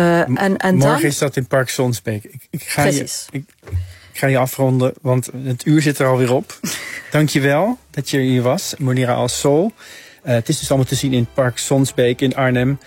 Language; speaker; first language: Dutch; native; Dutch